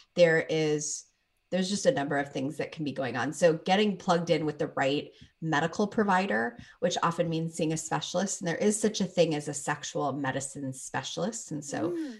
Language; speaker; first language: English; native; English